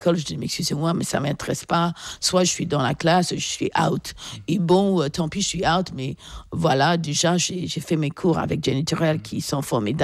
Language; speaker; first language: French; non-native, fluent; English